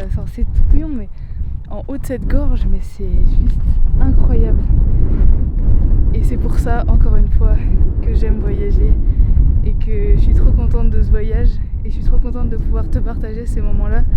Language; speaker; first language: French; native; French